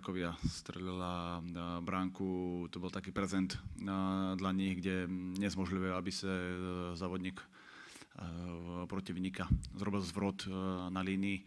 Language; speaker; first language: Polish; non-native, learner; Slovak